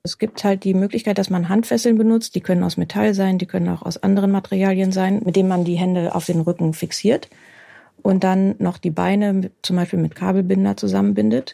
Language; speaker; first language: German; native; German